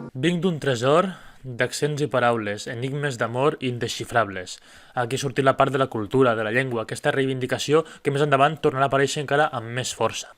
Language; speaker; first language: Catalan; native; Catalan